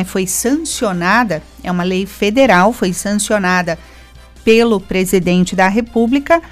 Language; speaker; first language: Portuguese; native; Portuguese